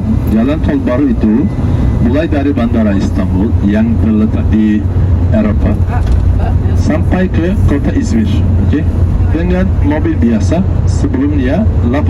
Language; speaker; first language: Indonesian; non-native, learner; Turkish